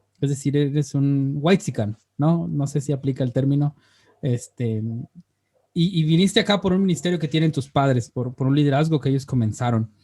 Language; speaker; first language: Spanish; native; Spanish